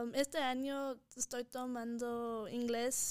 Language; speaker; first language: Spanish; early bilingual, heritage; Spanish